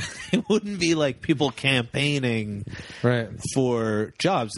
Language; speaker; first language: English; native; English